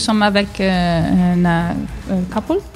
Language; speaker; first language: French; non-native, learner; Italian